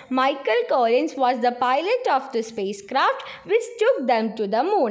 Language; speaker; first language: English; non-native, local second language; Malayalam